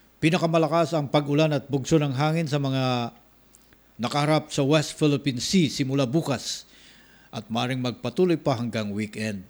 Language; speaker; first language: Filipino; non-native, local second language; Cebuano